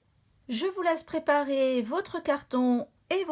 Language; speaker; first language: French; native; French